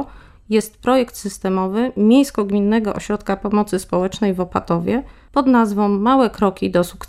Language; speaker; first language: Polish; native; Polish